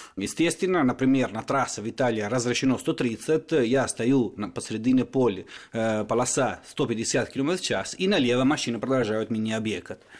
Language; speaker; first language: Russian; non-native, fluent; Italian